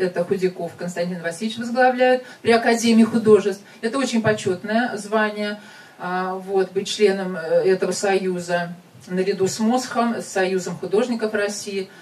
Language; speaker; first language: Russian; native; Russian